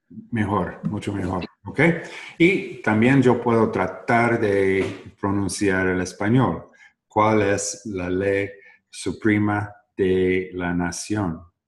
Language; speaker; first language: Spanish; non-native, learner; English